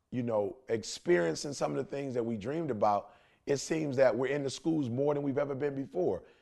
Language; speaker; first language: English; native; English